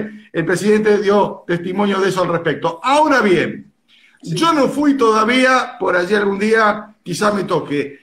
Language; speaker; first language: Spanish; native; Spanish